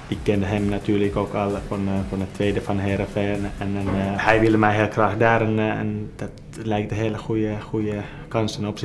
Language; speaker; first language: Dutch; non-native, fluent; Finnish